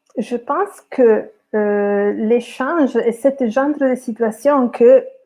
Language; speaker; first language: French; non-native, fluent; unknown